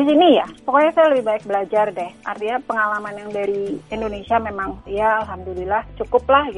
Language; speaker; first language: Indonesian; native; Indonesian